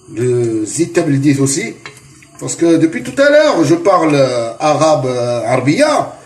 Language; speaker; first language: French; non-native, local second language; Arabic